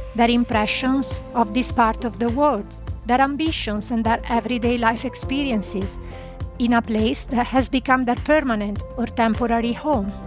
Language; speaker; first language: English; non-native, fluent; Italian